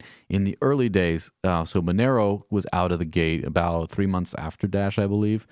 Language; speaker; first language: English; native; English